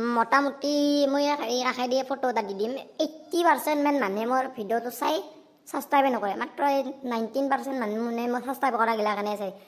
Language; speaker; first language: Assamese; native; Assamese